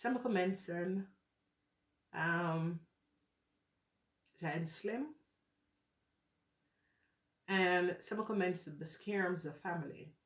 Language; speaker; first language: Dutch; non-native, fluent; English